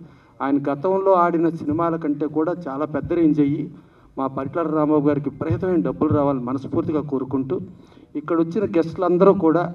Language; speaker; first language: Telugu; native; Telugu